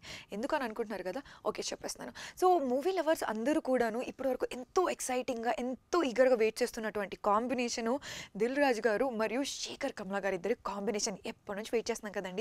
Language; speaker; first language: Telugu; native; Telugu